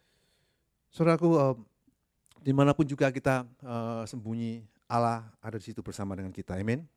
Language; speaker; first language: Indonesian; native; Indonesian